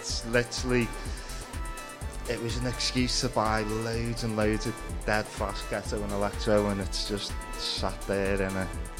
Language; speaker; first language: English; native; English